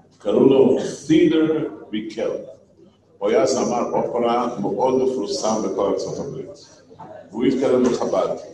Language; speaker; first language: Hebrew; non-native, fluent; English